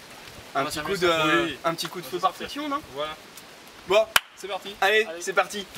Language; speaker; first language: French; native; French